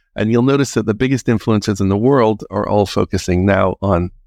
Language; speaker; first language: English; native; English